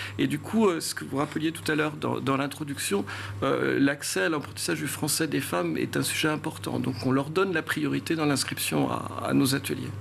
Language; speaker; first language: French; native; French